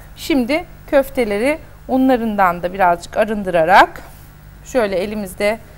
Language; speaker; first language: Turkish; native; Turkish